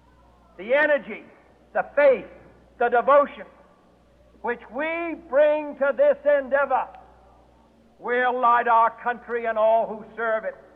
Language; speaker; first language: English; native; English